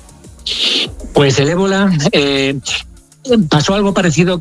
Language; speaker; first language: Spanish; native; Spanish